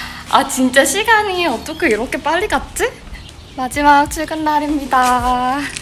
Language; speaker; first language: Korean; native; Korean